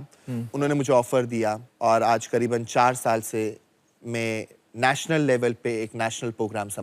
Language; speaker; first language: Hindi; native; Hindi